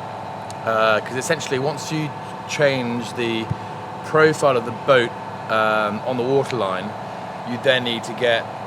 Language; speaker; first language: English; native; English